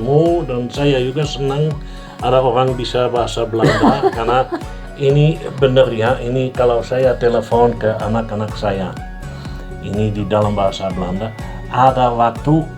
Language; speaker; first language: Indonesian; non-native, fluent; Dutch